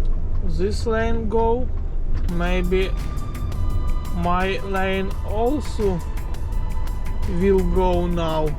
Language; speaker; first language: English; non-native, learner; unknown